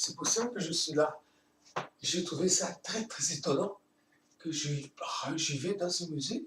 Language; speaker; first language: French; non-native, fluent; Portuguese